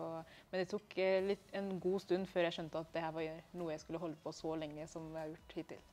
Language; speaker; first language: Norwegian; early bilingual, other home language; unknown